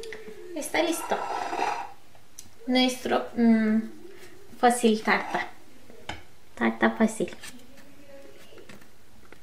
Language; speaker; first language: Spanish; non-native, learner; Turkish